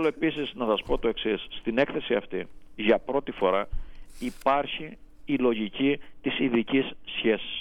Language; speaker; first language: Greek; native; Greek